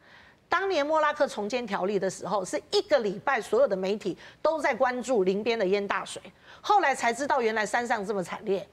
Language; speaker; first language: Chinese; native; Chinese